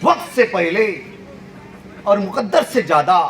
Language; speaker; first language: Hindi; non-native, local second language; Marathi